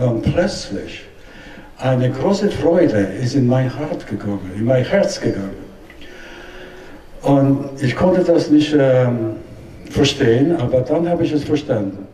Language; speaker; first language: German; non-native, learner; Italian